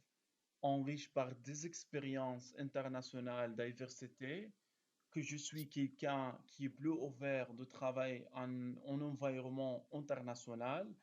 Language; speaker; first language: French; non-native, learner; Arabic